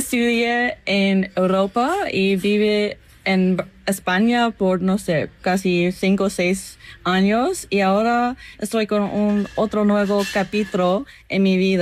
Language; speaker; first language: Spanish; non-native, fluent; English